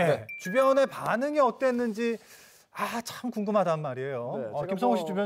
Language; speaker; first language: Korean; native; Korean